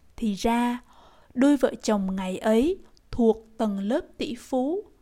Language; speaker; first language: Vietnamese; native; Vietnamese